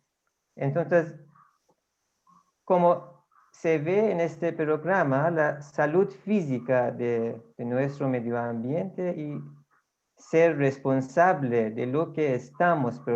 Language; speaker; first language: Spanish; non-native, fluent; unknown